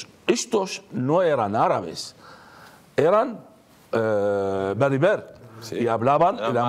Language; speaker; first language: Spanish; non-native, fluent; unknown